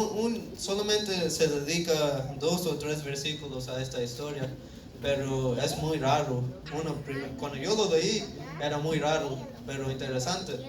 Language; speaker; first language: Spanish; early bilingual, heritage; Spanish